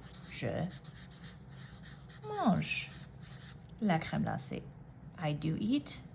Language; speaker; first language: French; non-native, fluent; English